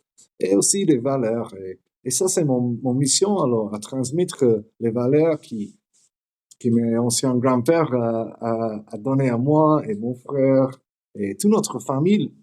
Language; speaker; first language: French; non-native, learner; English